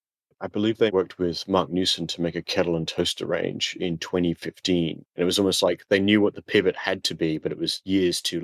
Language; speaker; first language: English; native; English